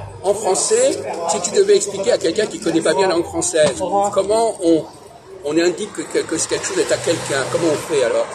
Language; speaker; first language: French; native; French